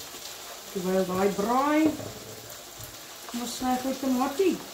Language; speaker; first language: Afrikaans; native; Afrikaans